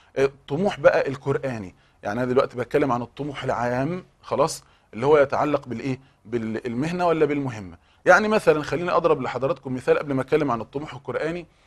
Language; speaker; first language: Arabic; native; Arabic